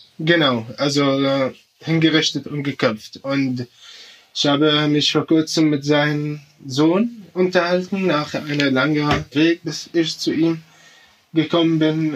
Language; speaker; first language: German; non-native, fluent; Arabic